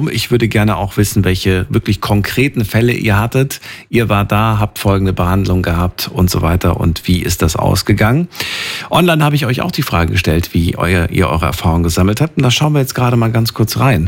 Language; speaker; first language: German; native; German